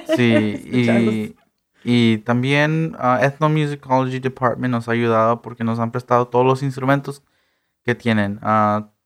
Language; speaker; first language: Spanish; early bilingual, heritage; Spanish